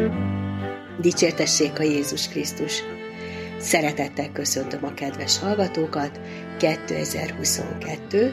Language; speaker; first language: Hungarian; native; Hungarian